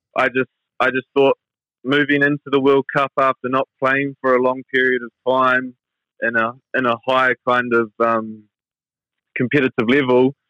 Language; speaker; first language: English; native; English